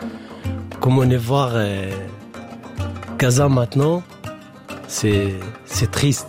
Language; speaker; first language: French; non-native, learner; Arabic